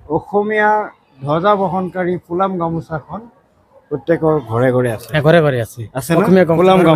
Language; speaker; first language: Bangla; non-native, local second language; Assamese